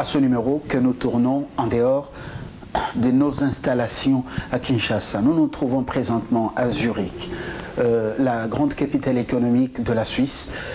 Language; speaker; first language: French; non-native, local second language; Lingala